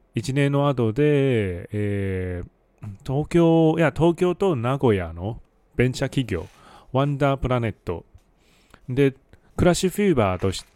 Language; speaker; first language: Japanese; non-native, fluent; Chinese